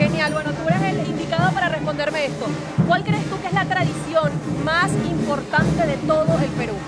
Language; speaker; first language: Spanish; native; Spanish